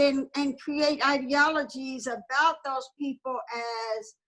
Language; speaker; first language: English; native; English